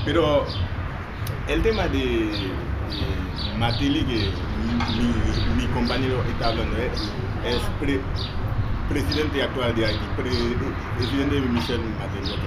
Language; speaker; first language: Spanish; non-native, fluent; Haitian Creole